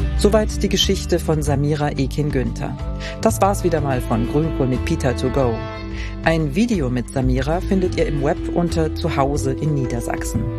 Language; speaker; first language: German; native; German